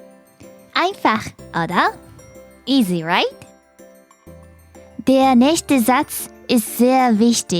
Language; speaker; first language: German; non-native, fluent; Japanese